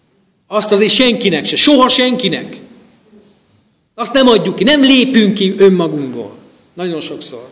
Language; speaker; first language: Hungarian; native; Hungarian